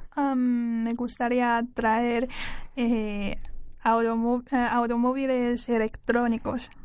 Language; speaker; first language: Spanish; non-native, learner; Chinese